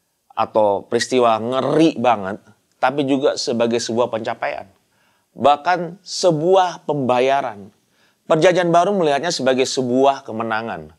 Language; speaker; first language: Indonesian; native; Indonesian